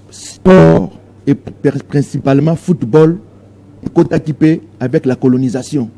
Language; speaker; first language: French; non-native, local second language; Lingala